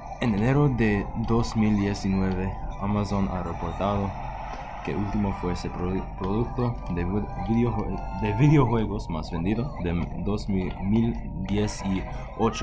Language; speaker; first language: Spanish; non-native, learner; English